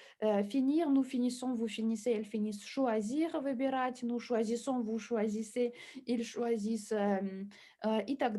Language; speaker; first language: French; non-native, fluent; Russian